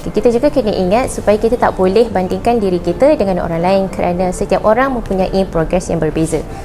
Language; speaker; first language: Malay; native; Malay